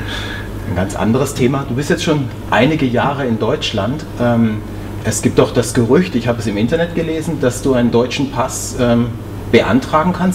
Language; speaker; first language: German; native; German